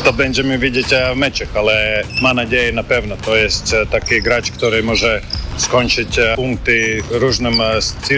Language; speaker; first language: Polish; non-native, fluent; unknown